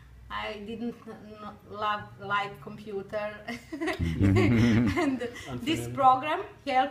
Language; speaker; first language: English; non-native, learner; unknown